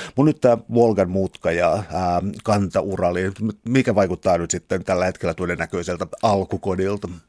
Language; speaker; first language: Finnish; native; Finnish